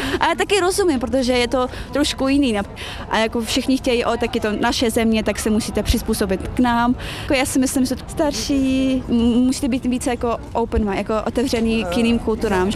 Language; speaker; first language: Czech; early bilingual, other home language; Chechen